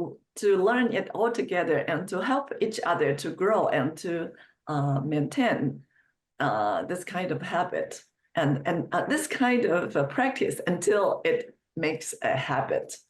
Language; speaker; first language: English; non-native, fluent; Chinese